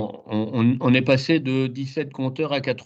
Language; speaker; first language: French; native; French